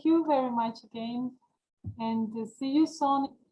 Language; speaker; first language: English; non-native, learner; Georgian